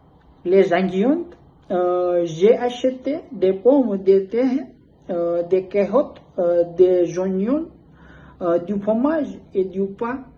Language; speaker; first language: French; non-native, learner; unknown